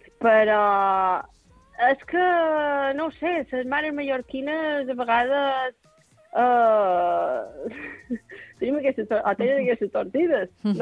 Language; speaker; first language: Catalan; native; Catalan